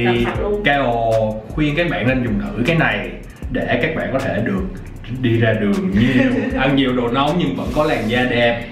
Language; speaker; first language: Vietnamese; early bilingual, heritage; Vietnamese